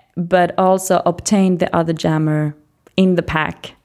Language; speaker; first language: English; non-native, fluent; Greek